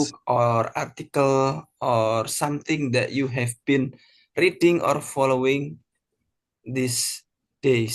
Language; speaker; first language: English; non-native, fluent; Indonesian